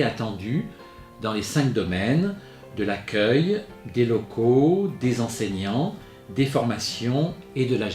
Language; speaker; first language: French; native; French